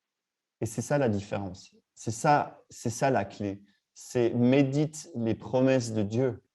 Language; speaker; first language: French; native; French